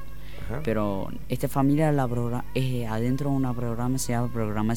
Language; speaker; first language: Spanish; non-native, learner; Arabic